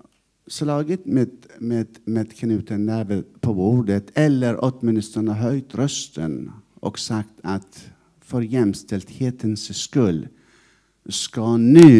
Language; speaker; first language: Swedish; non-native, fluent; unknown